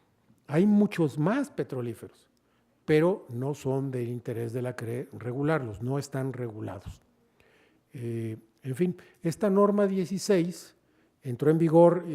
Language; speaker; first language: Spanish; native; Spanish